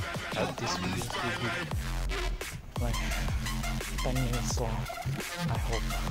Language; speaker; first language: English; non-native, learner; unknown